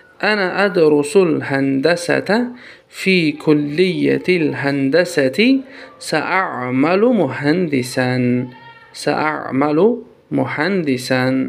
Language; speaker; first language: Arabic; non-native, fluent; Tajik